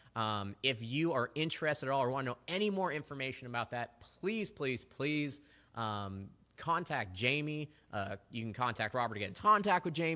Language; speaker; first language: English; native; English